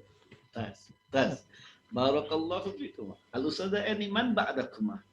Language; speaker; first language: Arabic; non-native, fluent; Indonesian